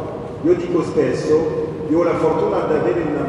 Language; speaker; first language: Italian; early bilingual, other home language; French